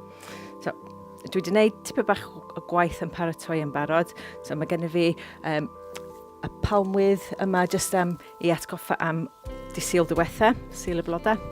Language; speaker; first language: Welsh; non-native, local second language; English